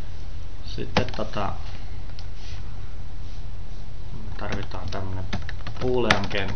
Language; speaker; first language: Finnish; native; Finnish